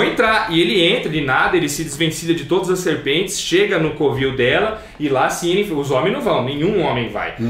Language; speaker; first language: Portuguese; native; Portuguese